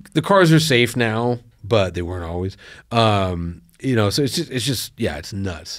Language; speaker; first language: English; native; English